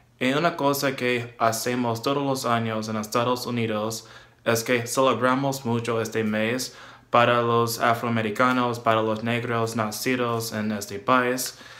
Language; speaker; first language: Spanish; non-native, learner; English